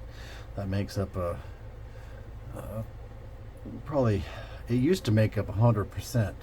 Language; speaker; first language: English; native; English